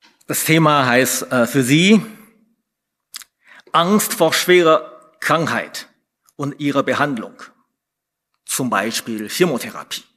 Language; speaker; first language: German; non-native, fluent; Chinese